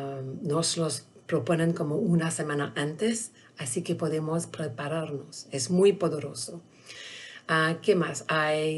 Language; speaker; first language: Spanish; non-native, learner; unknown